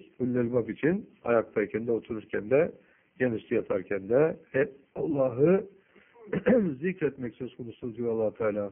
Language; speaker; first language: Turkish; native; Turkish